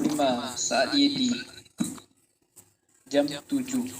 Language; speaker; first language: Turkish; non-native, fluent; Indonesian